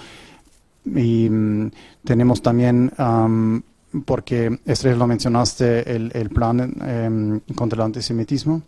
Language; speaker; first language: Spanish; non-native, fluent; German